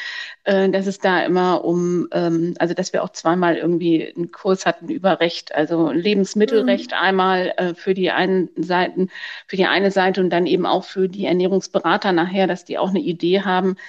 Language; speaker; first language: German; native; German